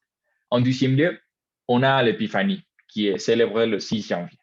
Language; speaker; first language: French; non-native, learner; Spanish